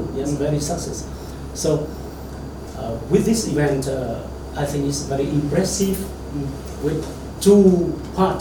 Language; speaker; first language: English; non-native, learner; Vietnamese